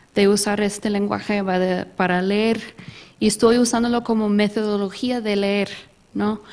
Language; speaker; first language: Spanish; early bilingual, heritage; Spanish